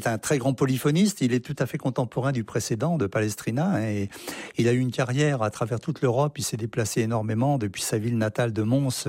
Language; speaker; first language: French; native; French